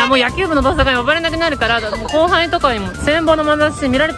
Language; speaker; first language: Japanese; native; Japanese